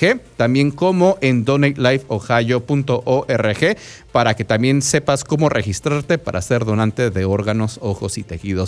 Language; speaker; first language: Spanish; native; Spanish